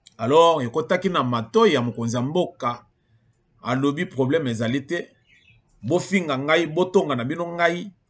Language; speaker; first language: Lingala; native; Lingala